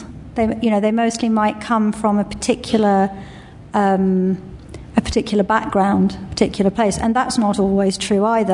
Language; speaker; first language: English; native; English